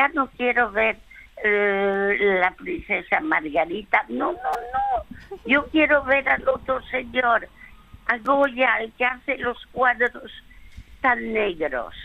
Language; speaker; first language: Spanish; early bilingual, other home language; French